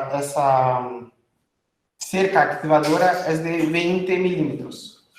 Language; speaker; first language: Spanish; non-native, fluent; Portuguese